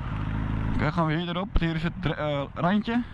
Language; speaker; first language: Dutch; native; Dutch